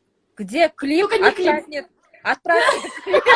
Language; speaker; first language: Russian; non-native, local second language; Kyrgyz